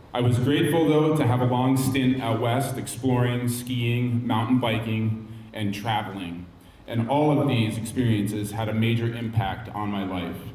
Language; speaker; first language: English; native; English